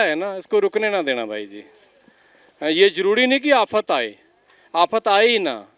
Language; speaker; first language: Hindi; non-native, local second language; Punjabi